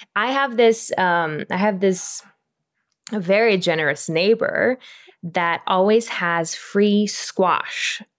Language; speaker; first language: English; non-native, fluent; Romanian